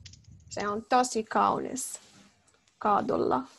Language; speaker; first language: Finnish; non-native, learner; Arabic